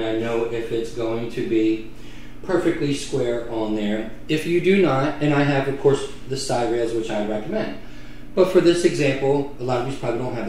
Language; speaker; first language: English; native; English